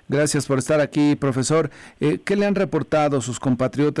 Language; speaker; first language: Spanish; native; Spanish